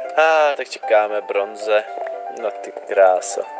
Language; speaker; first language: Czech; native; Czech